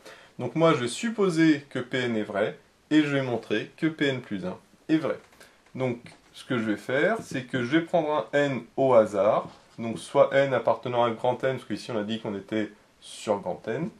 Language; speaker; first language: French; native; French